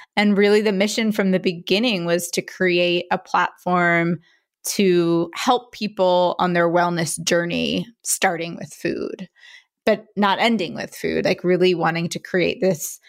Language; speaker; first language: English; native; English